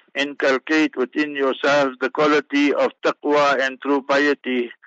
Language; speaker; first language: English; native; English